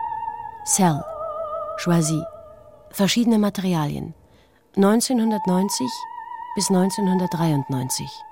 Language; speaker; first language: German; native; German